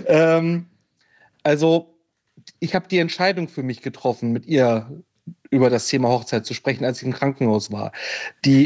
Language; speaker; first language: German; native; German